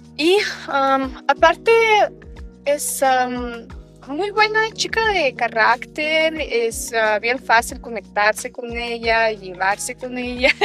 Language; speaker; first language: Spanish; non-native, fluent; Russian